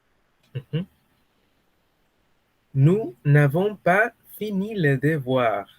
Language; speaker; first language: French; non-native, fluent; Spanish